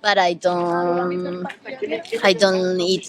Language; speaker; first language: English; non-native, learner; Spanish